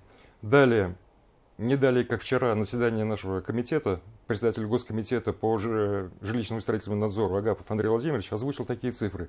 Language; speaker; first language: Russian; native; Russian